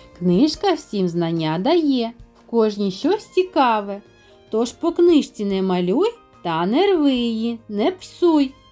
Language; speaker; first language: Ukrainian; native; Ukrainian